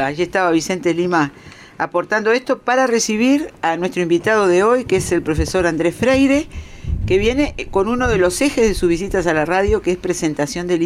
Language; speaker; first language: Spanish; native; Spanish